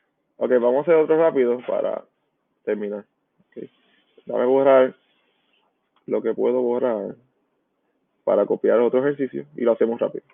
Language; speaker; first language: Spanish; native; Spanish